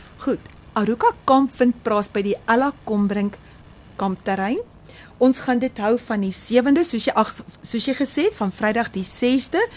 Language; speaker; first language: Afrikaans; native; Afrikaans